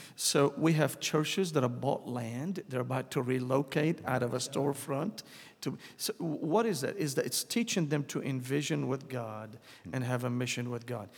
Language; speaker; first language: English; non-native, fluent; Arabic